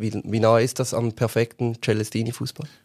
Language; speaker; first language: German; native; German